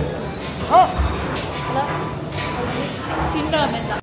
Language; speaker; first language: Japanese; native; Japanese